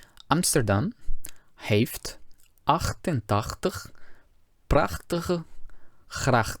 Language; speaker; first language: Dutch; non-native, fluent; Portuguese